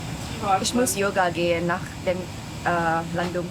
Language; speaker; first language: German; non-native, fluent; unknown